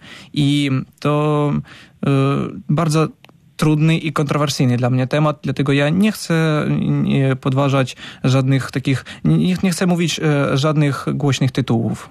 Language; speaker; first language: Polish; non-native, fluent; Ukrainian